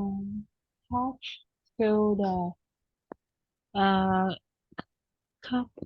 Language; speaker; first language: English; non-native, learner; Vietnamese